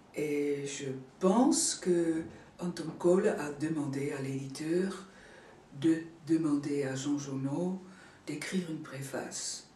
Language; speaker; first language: French; non-native, fluent; Dutch